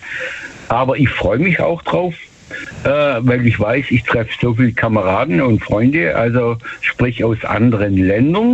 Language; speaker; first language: German; native; German